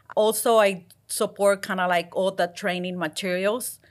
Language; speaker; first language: English; non-native, fluent; Spanish